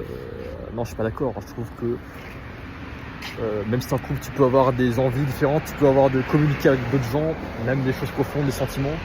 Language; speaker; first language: French; native; French